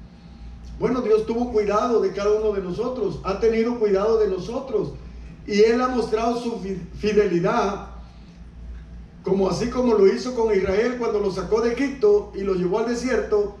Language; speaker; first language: Spanish; native; Spanish